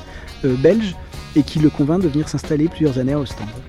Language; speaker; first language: French; native; French